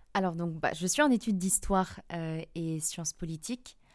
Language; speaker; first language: French; native; French